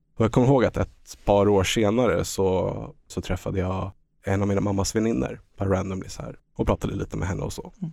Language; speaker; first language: Swedish; early bilingual, other home language; Estonian